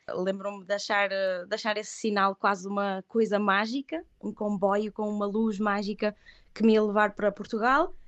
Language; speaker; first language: Portuguese; early bilingual, other home language; Catalan